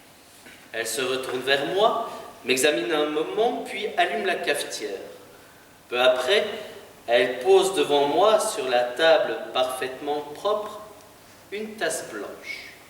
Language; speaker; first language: French; native; French